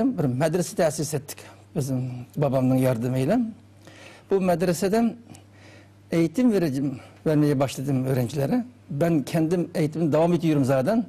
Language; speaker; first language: Turkish; non-native, learner; Uyghur